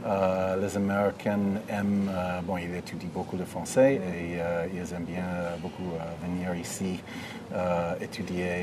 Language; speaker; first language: French; non-native, fluent; English